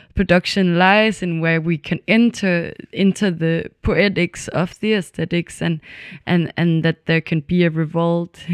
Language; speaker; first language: English; non-native, fluent; Danish